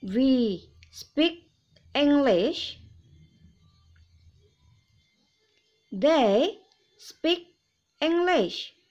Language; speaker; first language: English; non-native, fluent; Indonesian